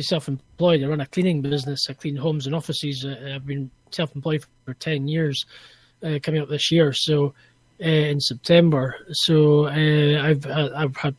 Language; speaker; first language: English; native; English